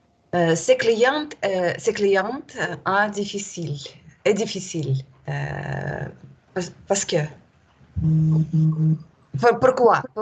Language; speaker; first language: French; non-native, learner; Russian